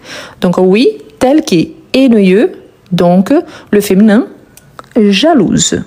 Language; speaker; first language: French; native; French